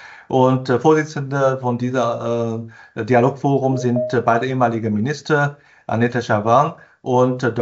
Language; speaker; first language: German; non-native, fluent; Chinese